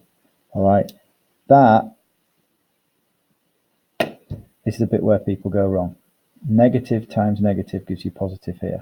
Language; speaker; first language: English; native; English